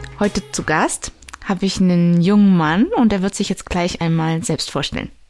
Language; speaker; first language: German; native; German